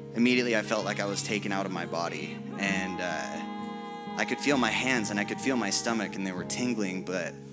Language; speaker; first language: English; native; English